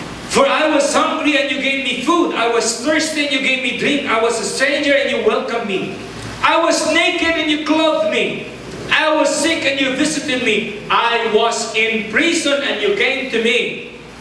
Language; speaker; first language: English; non-native, local second language; Chavacano